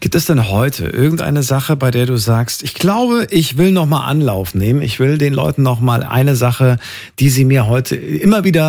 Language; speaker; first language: German; native; German